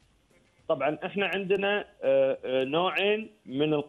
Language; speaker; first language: Arabic; native; Arabic